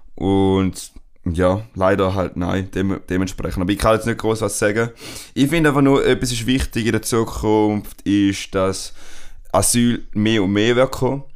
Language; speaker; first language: German; non-native, fluent; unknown